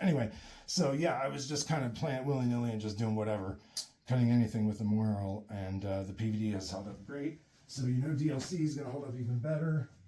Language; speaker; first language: English; native; English